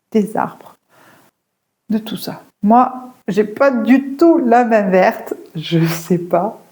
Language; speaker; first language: French; native; French